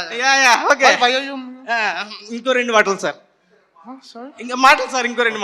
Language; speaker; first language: Telugu; native; Telugu